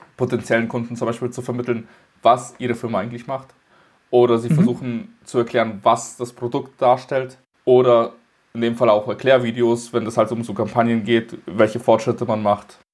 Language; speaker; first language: German; early bilingual, other home language; Russian